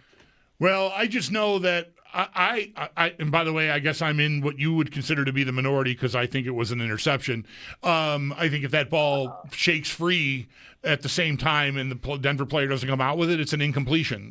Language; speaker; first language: English; native; English